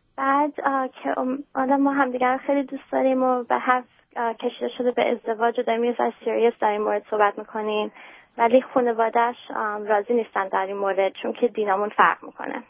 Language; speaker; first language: Persian; early bilingual, heritage; Persian